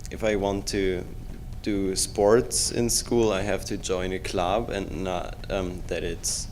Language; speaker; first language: English; non-native, fluent; German